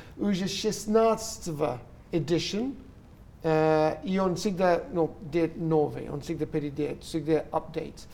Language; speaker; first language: Russian; non-native, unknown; English